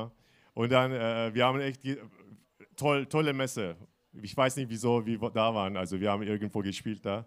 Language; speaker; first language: German; non-native, fluent; Turkish